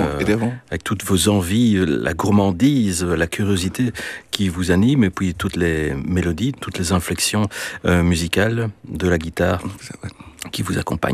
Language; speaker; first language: French; native; French